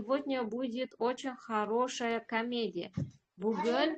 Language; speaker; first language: Russian; non-native, learner; Uzbek